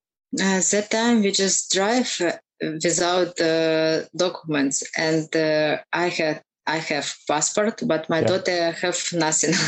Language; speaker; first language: English; non-native, learner; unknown